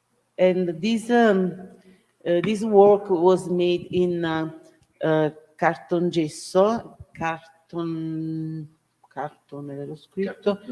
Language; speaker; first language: English; non-native, learner; Italian